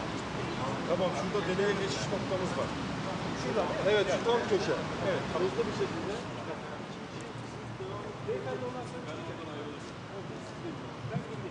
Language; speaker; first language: Turkish; native; Turkish